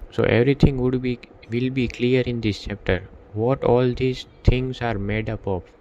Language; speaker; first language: English; non-native, local second language; Gujarati